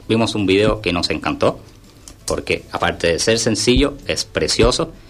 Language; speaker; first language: Spanish; native; Spanish